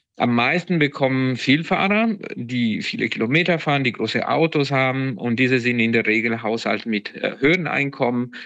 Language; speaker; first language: German; non-native, fluent; Italian